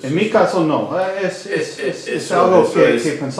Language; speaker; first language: Spanish; non-native, learner; English